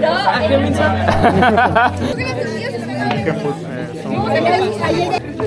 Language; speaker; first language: English; non-native, learner; Spanish